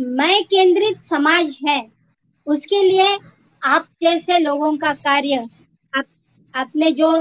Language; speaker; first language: Hindi; non-native, local second language; Marathi